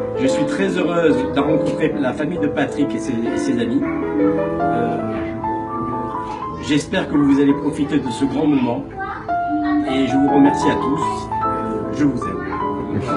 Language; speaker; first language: French; non-native, learner; Thai